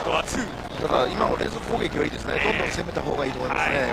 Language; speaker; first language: Japanese; native; Japanese